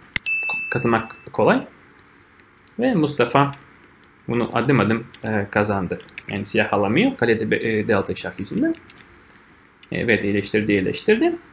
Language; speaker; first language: Turkish; non-native, fluent; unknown